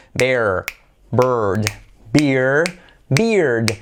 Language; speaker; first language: English; non-native, fluent; Spanish